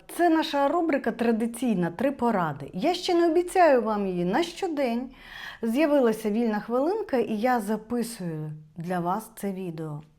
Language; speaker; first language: Ukrainian; non-native, local second language; Russian